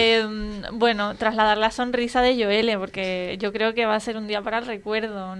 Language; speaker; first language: Spanish; native; Spanish